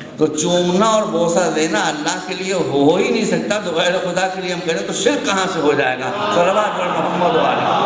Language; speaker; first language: Urdu; native; Urdu